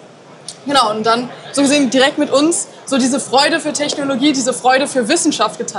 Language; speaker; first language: German; native; German